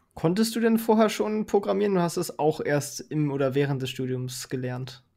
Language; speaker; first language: German; native; German